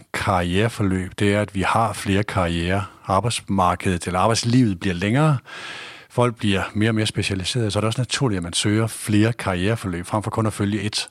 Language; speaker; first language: Danish; native; Danish